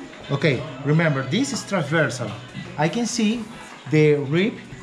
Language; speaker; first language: English; non-native, learner; Spanish